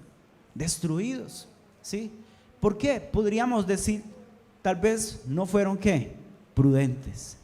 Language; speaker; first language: Spanish; native; Spanish